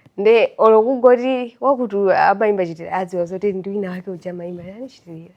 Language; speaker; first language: Nyanja; non-native, local second language; Tumbuka